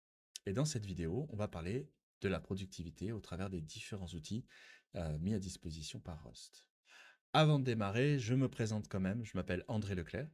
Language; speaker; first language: French; native; French